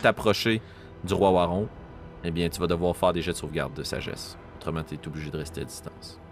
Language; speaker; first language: French; native; French